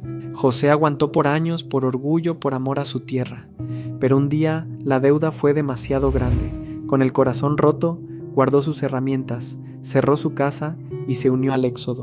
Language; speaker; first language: Spanish; native; Spanish